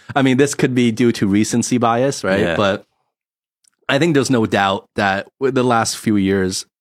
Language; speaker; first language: English; native; English